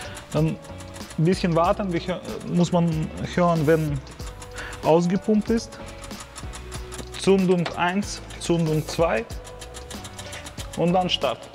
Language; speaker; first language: German; non-native, fluent; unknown